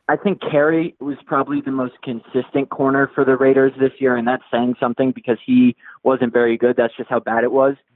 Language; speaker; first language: English; native; English